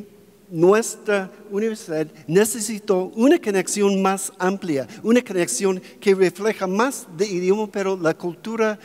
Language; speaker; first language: Spanish; non-native, fluent; English